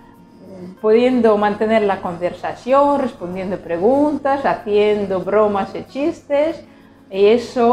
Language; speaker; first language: Spanish; non-native, fluent; Russian